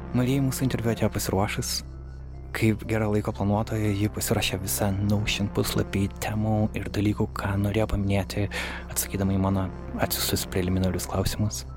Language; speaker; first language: Lithuanian; native; Lithuanian